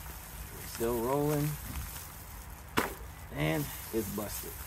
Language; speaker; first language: English; native; English